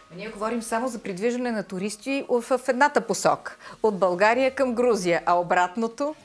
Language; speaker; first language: Bulgarian; native; Bulgarian